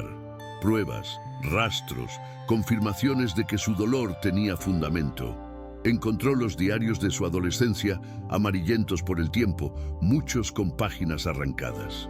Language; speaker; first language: Spanish; native; Spanish